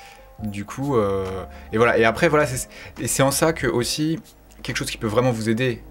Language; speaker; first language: French; native; French